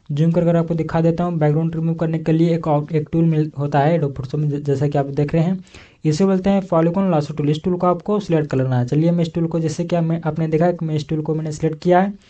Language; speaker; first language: Hindi; native; Hindi